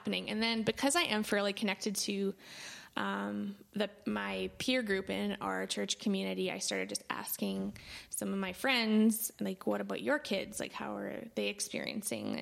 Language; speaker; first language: English; native; English